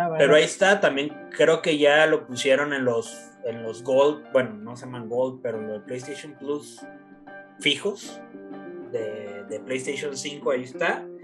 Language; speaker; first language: Spanish; native; Spanish